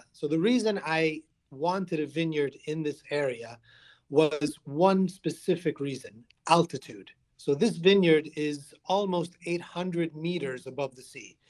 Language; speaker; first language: English; early bilingual, other home language; Italian